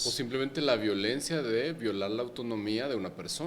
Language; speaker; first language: Spanish; native; Spanish